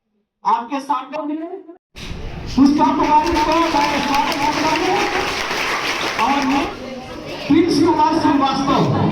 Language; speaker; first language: Hindi; native; Hindi